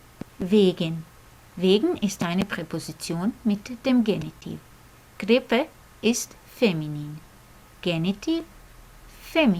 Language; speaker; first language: German; non-native, fluent; Croatian